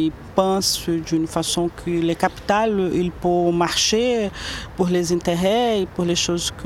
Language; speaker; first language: French; non-native, learner; Portuguese